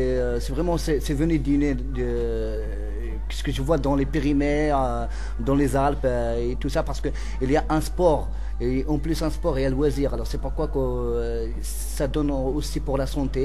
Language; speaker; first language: French; non-native, local second language; Central Atlas Tamazight